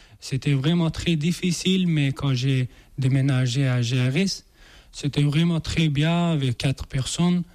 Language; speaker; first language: French; non-native, learner; Persian